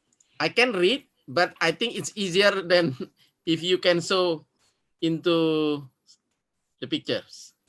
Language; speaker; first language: English; non-native, fluent; Indonesian